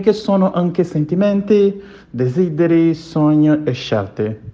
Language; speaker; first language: Italian; non-native, learner; Portuguese